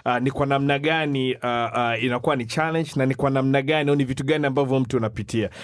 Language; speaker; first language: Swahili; native; Swahili